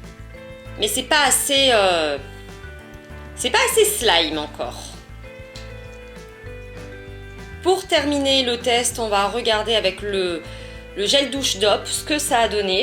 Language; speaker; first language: French; native; French